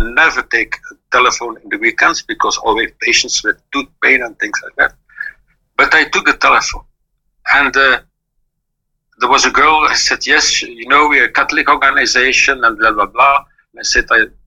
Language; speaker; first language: English; non-native, fluent; Dutch